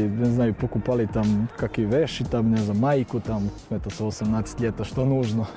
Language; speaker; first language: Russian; non-native, learner; Serbian